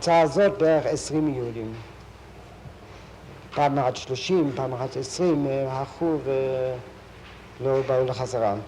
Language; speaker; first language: Hebrew; non-native, fluent; German